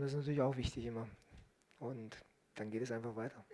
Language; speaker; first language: German; native; German